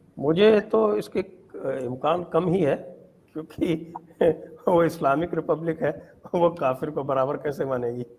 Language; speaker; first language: Hindi; native; Hindi